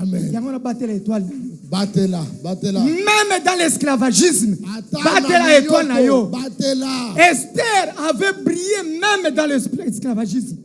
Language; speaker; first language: French; non-native, local second language; Lingala